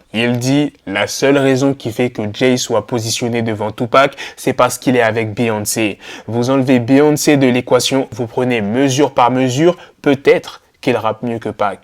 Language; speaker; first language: French; native; French